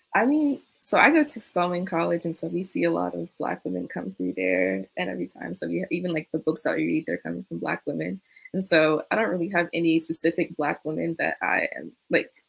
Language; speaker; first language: English; native; English